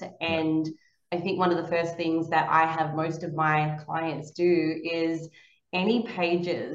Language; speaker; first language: English; native; English